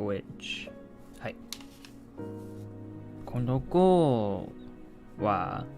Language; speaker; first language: Japanese; non-native, learner; English